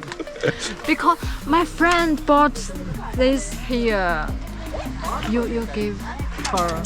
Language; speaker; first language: English; non-native, learner; Chinese